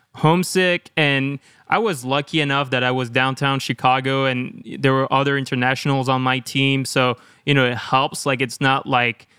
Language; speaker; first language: English; non-native, fluent; French